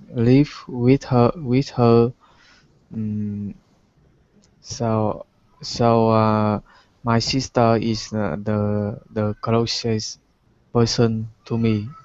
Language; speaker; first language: English; non-native, learner; Vietnamese